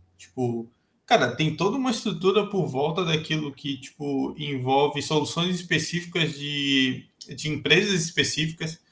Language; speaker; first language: Portuguese; native; Portuguese